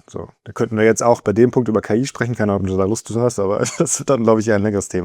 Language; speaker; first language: German; native; German